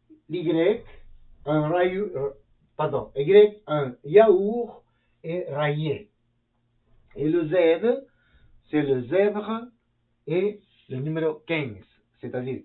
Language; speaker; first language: French; non-native, fluent; Spanish